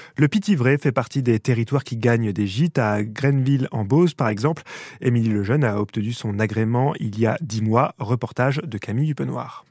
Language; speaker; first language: French; native; French